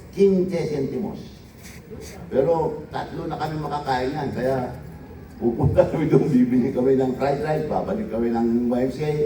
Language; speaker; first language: Filipino; non-native, local second language; Iloko